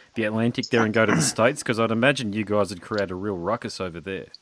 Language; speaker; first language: English; native; English